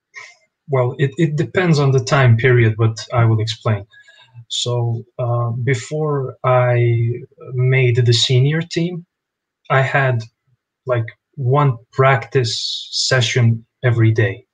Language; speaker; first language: English; non-native, fluent; Bosnian